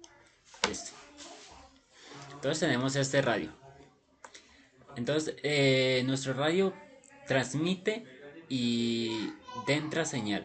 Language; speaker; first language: Spanish; native; Spanish